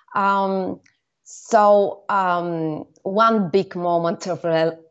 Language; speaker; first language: English; non-native, fluent; Bulgarian